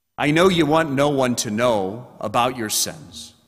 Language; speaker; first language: English; native; English